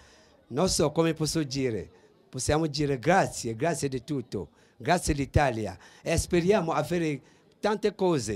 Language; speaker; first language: Italian; non-native, fluent; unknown